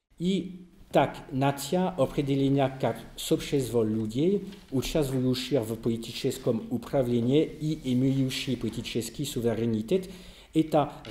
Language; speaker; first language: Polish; non-native, learner; French